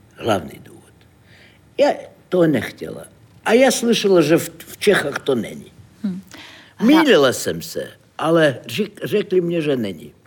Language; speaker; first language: Czech; non-native, fluent; Russian